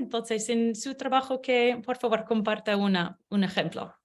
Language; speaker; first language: Spanish; non-native, learner; English